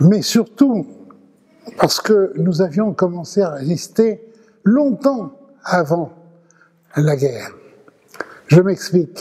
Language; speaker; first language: French; early bilingual, other home language; Ladino